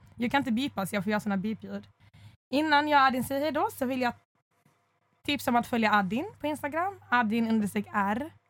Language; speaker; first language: Swedish; early bilingual, other home language; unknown